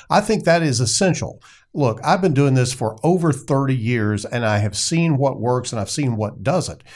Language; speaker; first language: English; native; English